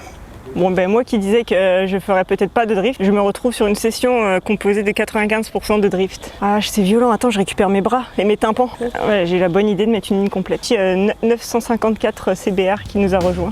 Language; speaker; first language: French; native; French